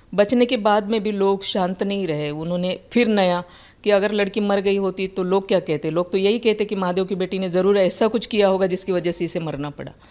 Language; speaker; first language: Hindi; non-native, local second language; Marathi